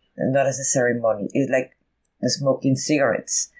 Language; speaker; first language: English; non-native, fluent; Spanish